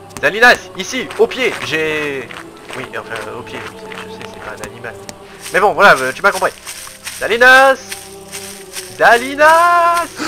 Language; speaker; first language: French; native; French